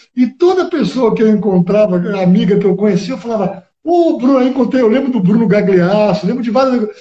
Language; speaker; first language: Portuguese; early bilingual, other home language; Spanish